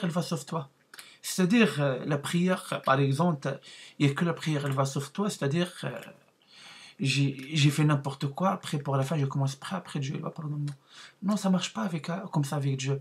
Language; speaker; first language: French; non-native, learner; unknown